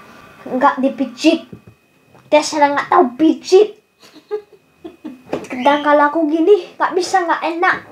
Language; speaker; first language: Indonesian; early bilingual, heritage; Spanish